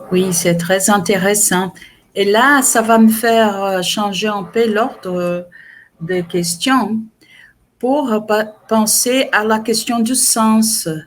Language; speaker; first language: French; non-native, fluent; Portuguese